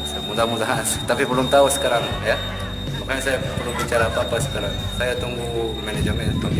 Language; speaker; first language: Indonesian; non-native, learner; Korean